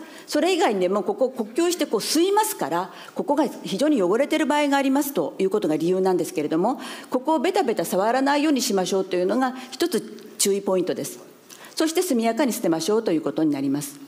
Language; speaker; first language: Japanese; native; Japanese